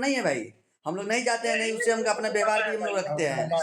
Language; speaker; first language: Hindi; native; Hindi